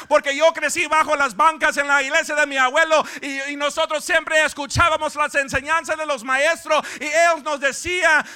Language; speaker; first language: Spanish; early bilingual, heritage; Spanish